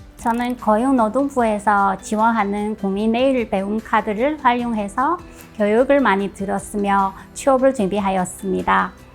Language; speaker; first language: Korean; non-native, fluent; Chinese